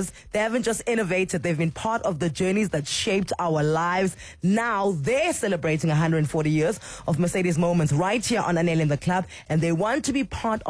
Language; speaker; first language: English; non-native, local second language; Xhosa